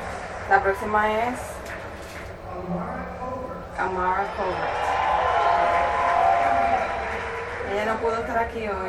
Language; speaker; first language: Spanish; early bilingual, heritage; Spanish